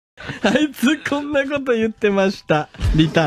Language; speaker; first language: Japanese; native; Japanese